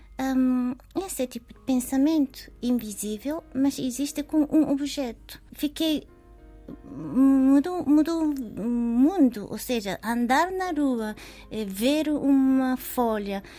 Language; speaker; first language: Portuguese; non-native, learner; Japanese